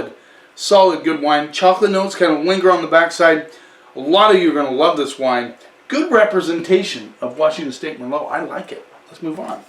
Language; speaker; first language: English; native; English